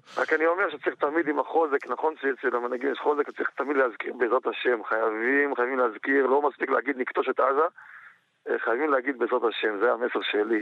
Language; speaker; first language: Hebrew; native; Hebrew